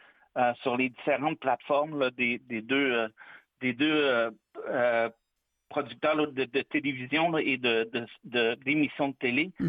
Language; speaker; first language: French; native; French